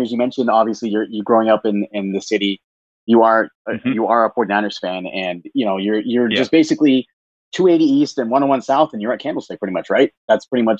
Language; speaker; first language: English; native; English